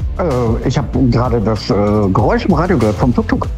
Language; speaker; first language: German; native; German